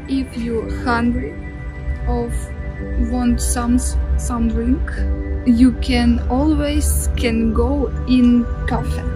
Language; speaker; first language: English; non-native, learner; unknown